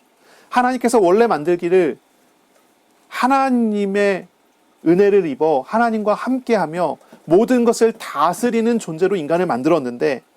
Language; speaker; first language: Korean; native; Korean